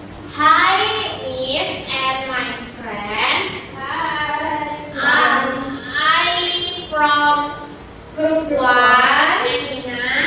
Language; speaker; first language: English; non-native, learner; Indonesian